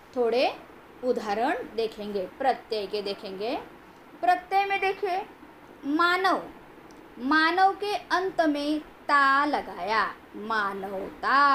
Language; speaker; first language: Hindi; non-native, local second language; Marathi